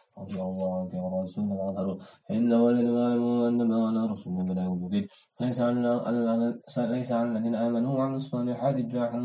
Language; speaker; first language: Arabic; non-native, learner; Indonesian